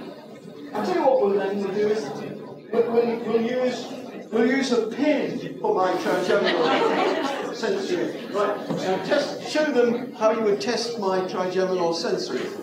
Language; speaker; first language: English; native; English